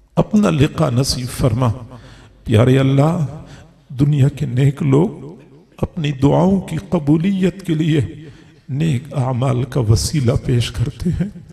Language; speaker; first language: Urdu; non-native, local second language; Punjabi